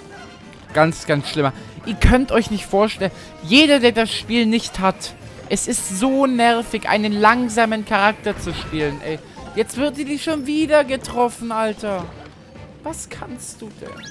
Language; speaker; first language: German; native; German